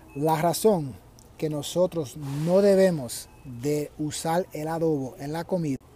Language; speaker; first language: Spanish; early bilingual, other home language; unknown